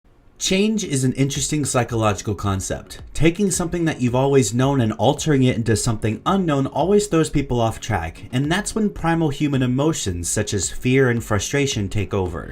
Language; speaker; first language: English; native; English